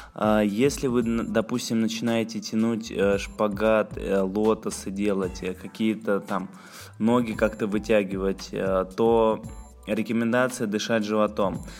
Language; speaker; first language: Russian; native; Russian